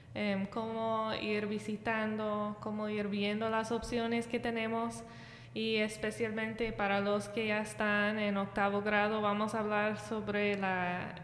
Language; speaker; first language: Spanish; early bilingual, heritage; Spanish